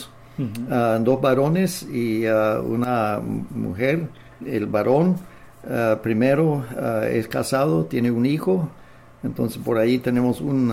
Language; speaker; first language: Spanish; non-native, fluent; English